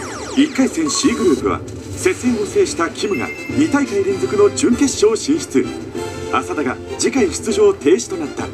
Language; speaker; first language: Japanese; native; Japanese